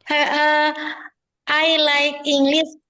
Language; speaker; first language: English; non-native, learner; Indonesian